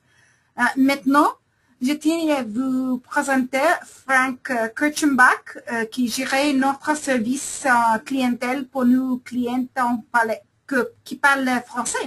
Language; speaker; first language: French; non-native, learner; English